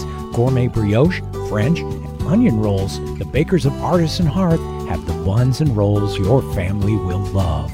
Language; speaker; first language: English; native; English